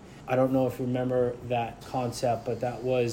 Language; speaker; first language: English; native; English